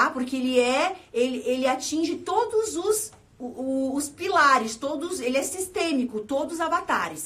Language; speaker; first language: Portuguese; native; Portuguese